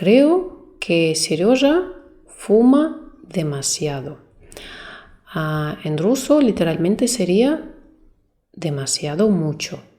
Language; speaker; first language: Spanish; non-native, fluent; Russian